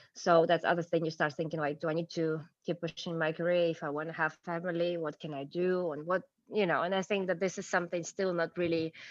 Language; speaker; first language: English; non-native, fluent; Ukrainian